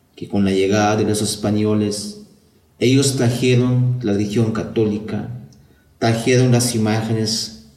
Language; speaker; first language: Spanish; non-native, local second language; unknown